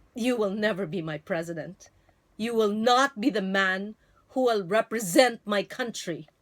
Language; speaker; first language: English; non-native, local second language; Filipino